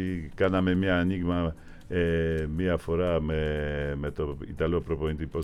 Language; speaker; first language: Greek; non-native, fluent; Polish